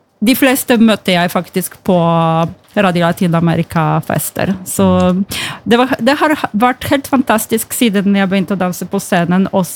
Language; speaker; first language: Norwegian; non-native, fluent; Polish